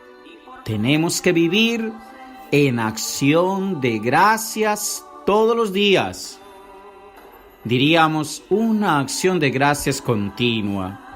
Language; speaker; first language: Spanish; native; Spanish